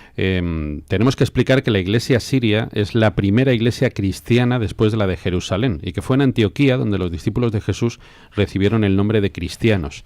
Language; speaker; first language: Spanish; native; Spanish